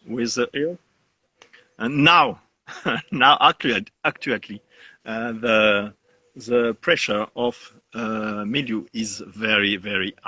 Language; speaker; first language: English; non-native, learner; French